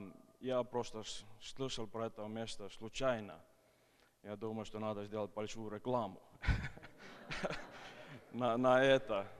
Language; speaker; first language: Russian; non-native, fluent; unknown